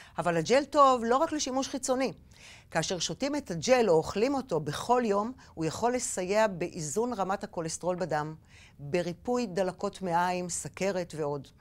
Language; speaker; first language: Hebrew; native; Hebrew